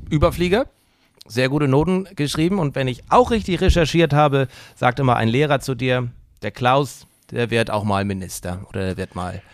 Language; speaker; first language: German; native; German